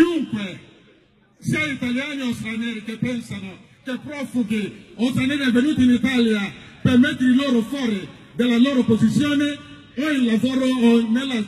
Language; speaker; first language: Italian; non-native, learner; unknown